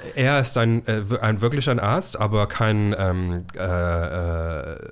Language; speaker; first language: German; non-native, fluent; English